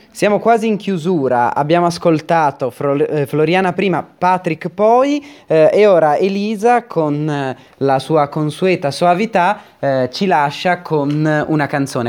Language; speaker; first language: Italian; native; Italian